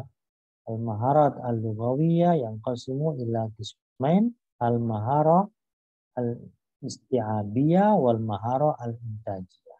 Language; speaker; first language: Arabic; non-native, learner; Indonesian